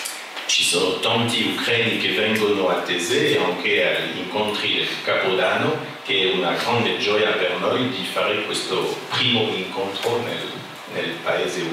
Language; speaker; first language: Italian; non-native, fluent; French